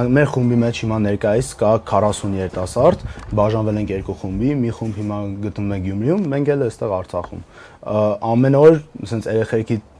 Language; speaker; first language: Armenian; early bilingual, heritage; Armenian